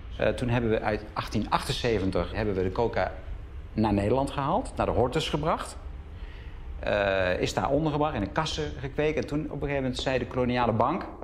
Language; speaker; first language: Dutch; native; Dutch